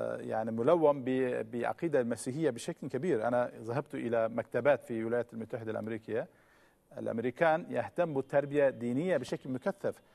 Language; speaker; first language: Arabic; non-native, fluent; Turkish